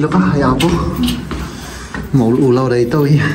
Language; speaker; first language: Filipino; non-native, local second language; Iloko